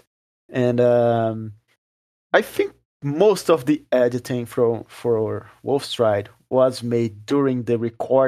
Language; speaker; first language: English; non-native, fluent; Portuguese